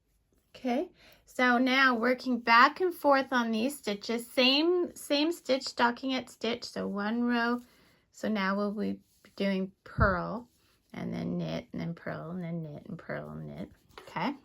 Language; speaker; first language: English; native; English